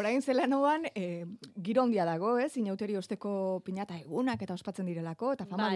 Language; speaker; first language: Basque; native; Basque